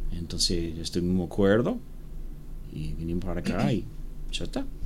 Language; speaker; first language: Spanish; non-native, learner; English